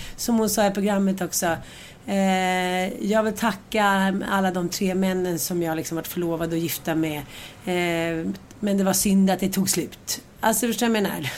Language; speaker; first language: Swedish; native; Swedish